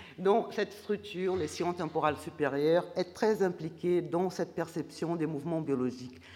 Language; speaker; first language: French; non-native, fluent; Portuguese